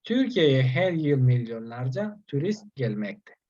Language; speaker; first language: Turkish; non-native, fluent; Spanish